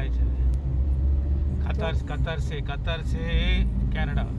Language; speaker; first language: Hindi; non-native, local second language; Malayalam